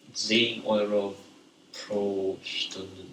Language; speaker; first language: German; non-native, learner; English